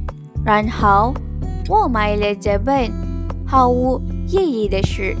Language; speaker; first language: Chinese; non-native, learner; Malay